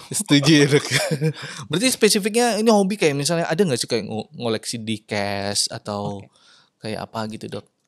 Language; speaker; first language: Indonesian; native; Indonesian